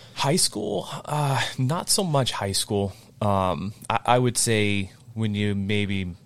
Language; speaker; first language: English; native; English